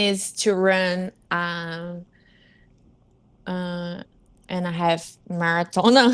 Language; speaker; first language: English; non-native, learner; Portuguese